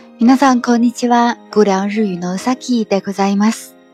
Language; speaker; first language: Japanese; non-native, fluent; Chinese